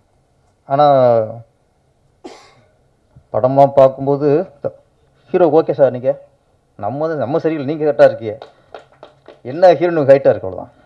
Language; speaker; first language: Tamil; native; Tamil